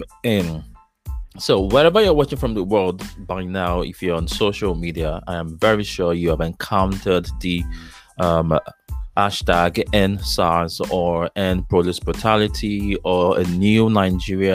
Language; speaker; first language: English; non-native, local second language; Yoruba